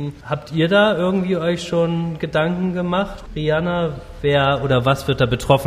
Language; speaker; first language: German; native; German